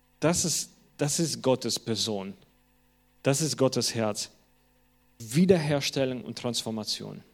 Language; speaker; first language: German; non-native, fluent; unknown